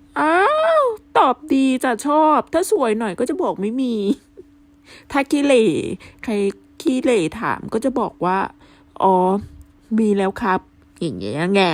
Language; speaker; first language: Thai; native; Thai